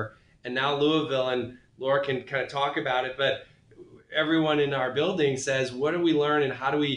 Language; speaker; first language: English; native; English